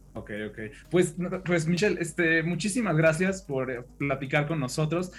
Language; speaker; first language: Spanish; native; Spanish